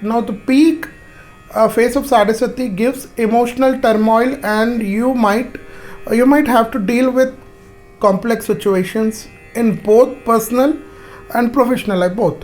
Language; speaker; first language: English; non-native, local second language; Hindi